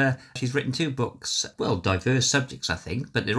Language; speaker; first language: English; native; English